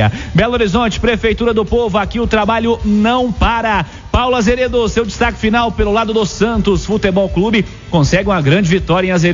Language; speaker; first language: Portuguese; native; Portuguese